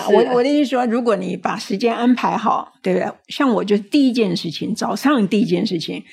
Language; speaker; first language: Chinese; native; Chinese